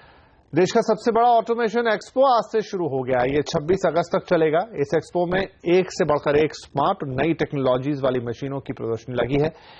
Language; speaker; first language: Hindi; native; Hindi